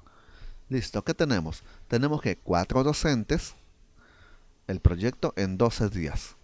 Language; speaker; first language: Spanish; native; Spanish